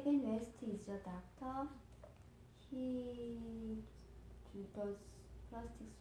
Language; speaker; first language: English; non-native, learner; Korean